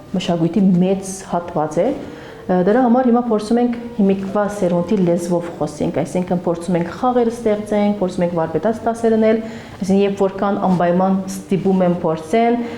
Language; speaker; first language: Armenian; early bilingual, heritage; Armenian